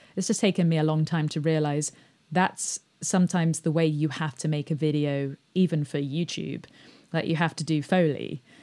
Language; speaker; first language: English; native; English